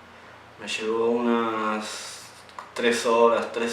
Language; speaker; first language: Spanish; native; Spanish